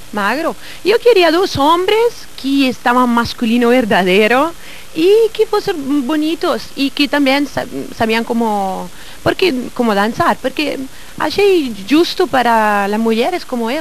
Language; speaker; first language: Portuguese; non-native, learner; Italian